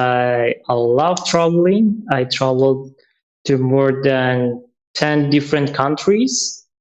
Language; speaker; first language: English; non-native, learner; Persian